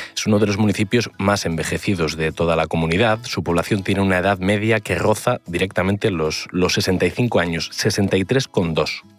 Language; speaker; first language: Spanish; native; Spanish